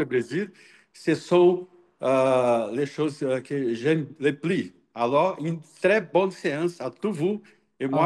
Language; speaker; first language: French; non-native, learner; Portuguese